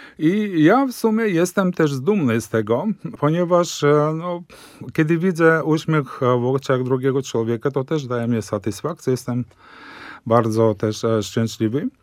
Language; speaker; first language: Polish; early bilingual, heritage; Polish